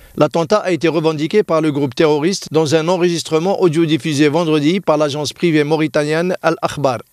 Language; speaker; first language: French; non-native, local second language; Arabic